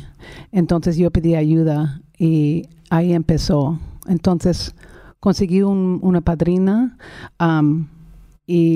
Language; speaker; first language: Spanish; non-native, fluent; English